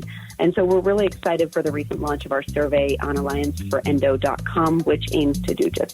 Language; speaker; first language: English; native; English